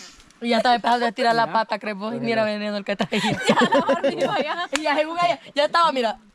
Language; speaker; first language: Spanish; native; Spanish